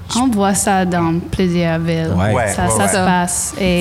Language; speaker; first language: French; non-native, learner; English